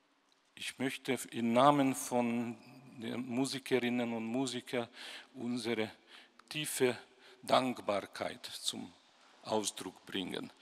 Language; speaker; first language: German; non-native, fluent; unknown